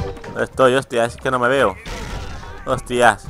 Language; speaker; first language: Spanish; native; Spanish